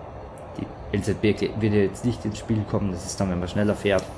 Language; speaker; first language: German; native; German